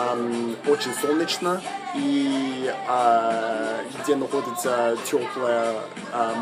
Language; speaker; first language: Russian; non-native, fluent; English